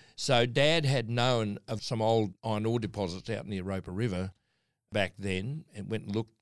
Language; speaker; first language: English; native; English